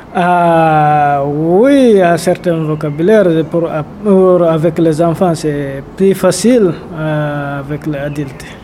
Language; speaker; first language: French; non-native, local second language; Fula